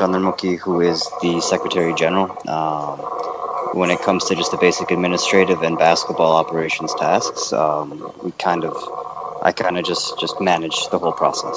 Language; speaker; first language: English; native; English